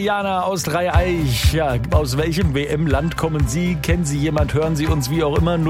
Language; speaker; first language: German; native; German